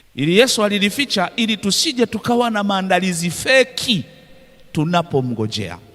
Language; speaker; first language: Swahili; native; Swahili